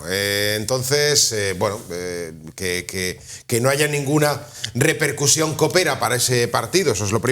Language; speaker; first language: Spanish; native; Spanish